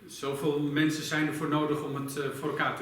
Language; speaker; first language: Dutch; native; Dutch